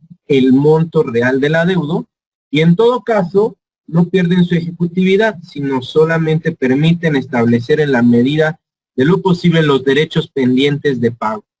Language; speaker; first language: Spanish; native; Spanish